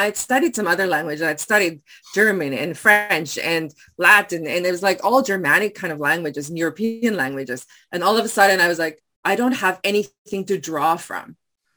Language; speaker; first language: English; non-native, local second language; Afrikaans